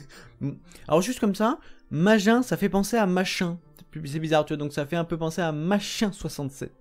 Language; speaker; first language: French; native; French